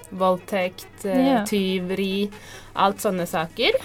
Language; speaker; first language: Norwegian; early bilingual, other home language; Tamil